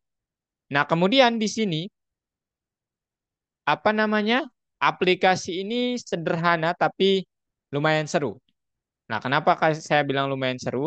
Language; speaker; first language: Indonesian; native; Indonesian